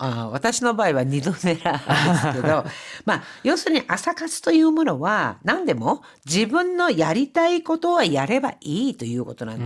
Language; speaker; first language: Japanese; non-native, fluent; Korean